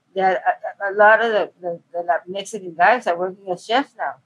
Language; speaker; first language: English; early bilingual, other home language; Spanish